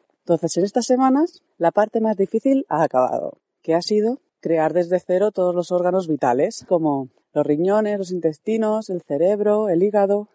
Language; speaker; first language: Spanish; native; Spanish